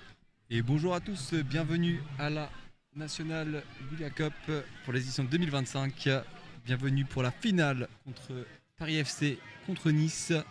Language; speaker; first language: French; native; French